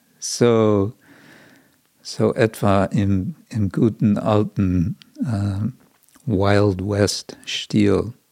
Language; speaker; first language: German; non-native, fluent; English